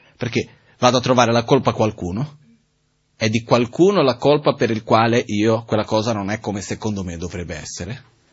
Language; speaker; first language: Italian; non-native, fluent; Portuguese